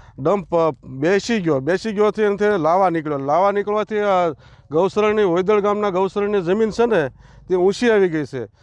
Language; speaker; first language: Gujarati; native; Gujarati